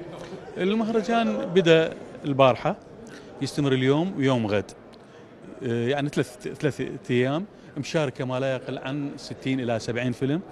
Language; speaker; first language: Arabic; native; Arabic